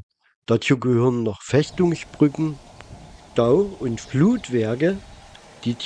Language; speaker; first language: German; native; German